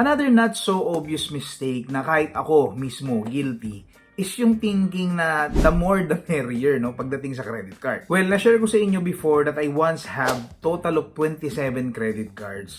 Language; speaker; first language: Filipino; native; Filipino